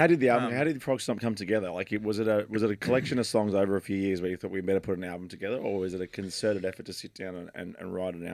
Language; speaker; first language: English; native; English